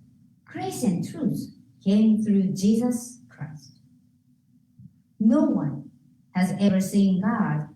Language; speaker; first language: English; non-native, fluent; Japanese